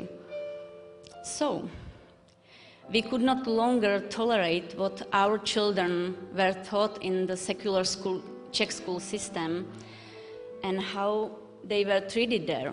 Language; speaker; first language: English; non-native, learner; Czech